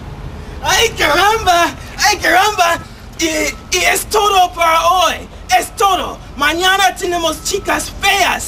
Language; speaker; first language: Spanish; non-native, learner; English